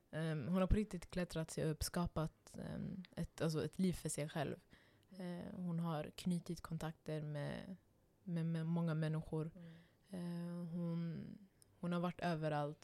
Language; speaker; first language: Swedish; non-native, local second language; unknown